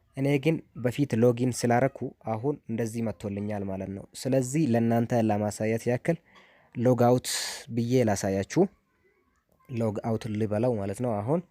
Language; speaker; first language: Amharic; non-native, local second language; Oromo